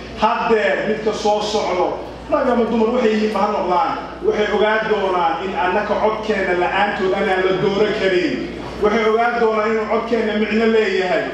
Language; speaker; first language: Somali; early bilingual, heritage; Somali